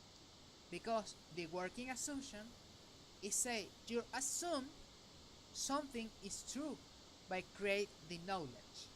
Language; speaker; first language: English; non-native, learner; Spanish